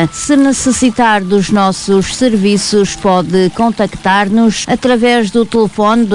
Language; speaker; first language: Portuguese; native; Portuguese